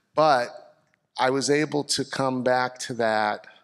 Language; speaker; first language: English; native; English